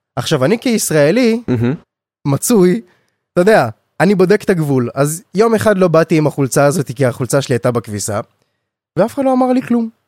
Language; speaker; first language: Hebrew; native; Hebrew